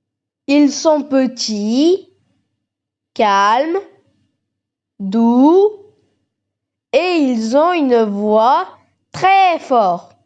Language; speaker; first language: French; non-native, learner; Tamil